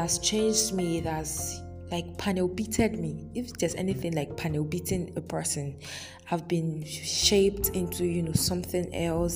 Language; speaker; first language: English; non-native, local second language; Yoruba